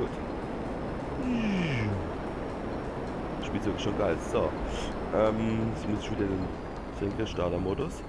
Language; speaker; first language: German; native; German